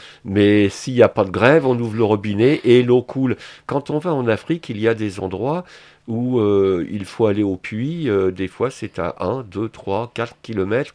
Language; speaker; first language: French; native; French